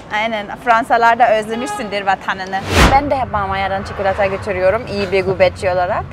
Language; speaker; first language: Turkish; non-native, fluent; German